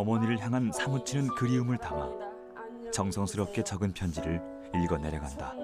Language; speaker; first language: Korean; native; Korean